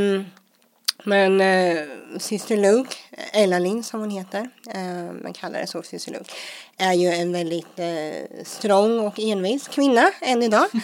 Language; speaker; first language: Swedish; early bilingual, other home language; English